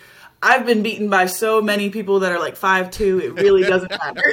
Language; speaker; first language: English; native; English